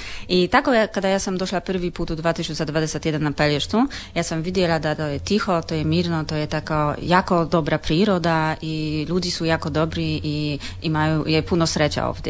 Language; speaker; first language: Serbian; non-native, learner; Polish